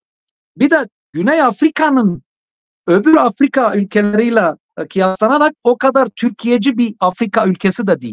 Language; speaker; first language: Turkish; non-native, fluent; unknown